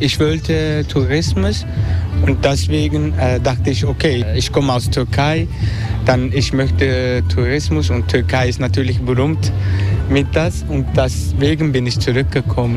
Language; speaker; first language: German; non-native, learner; Turkish